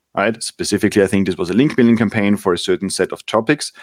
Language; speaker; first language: English; non-native, fluent; German